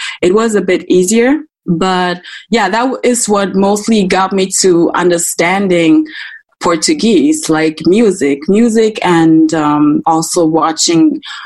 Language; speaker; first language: English; non-native, fluent; German